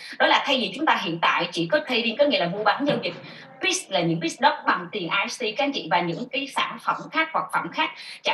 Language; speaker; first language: Vietnamese; native; Vietnamese